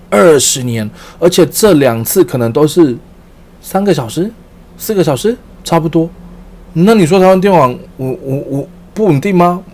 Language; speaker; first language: Chinese; early bilingual, heritage; Chinese